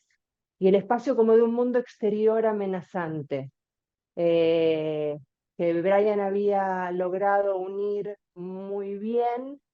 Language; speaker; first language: Spanish; native; Spanish